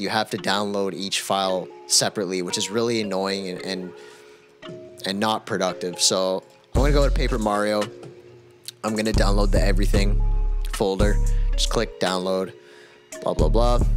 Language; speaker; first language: English; native; English